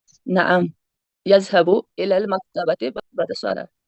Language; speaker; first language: Arabic; non-native, learner; Urdu